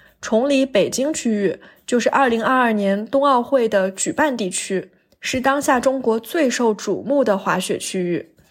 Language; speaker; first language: Chinese; native; Chinese